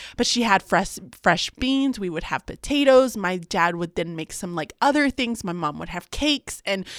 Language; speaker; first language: English; native; English